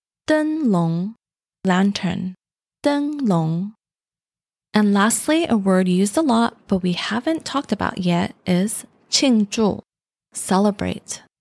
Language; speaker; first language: English; early bilingual, other home language; Chinese